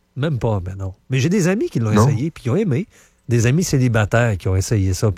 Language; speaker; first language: French; native; French